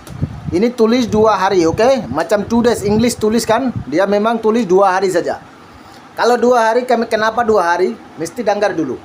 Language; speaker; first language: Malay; non-native, learner; Bangla